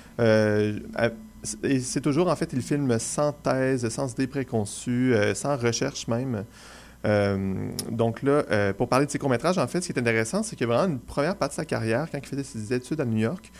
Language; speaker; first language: French; native; French